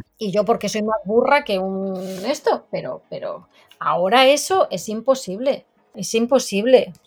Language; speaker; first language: Spanish; native; Spanish